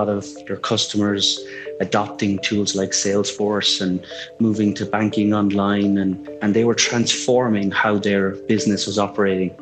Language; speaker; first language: English; native; English